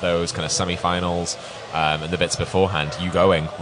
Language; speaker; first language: English; native; English